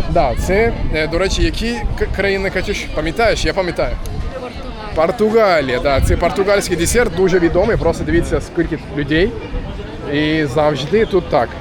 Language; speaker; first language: Ukrainian; native; Ukrainian